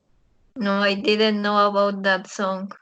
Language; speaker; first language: English; non-native, learner; Spanish